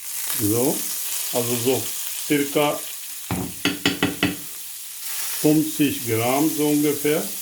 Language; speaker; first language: German; non-native, learner; Urdu